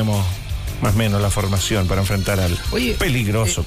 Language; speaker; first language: Spanish; native; Spanish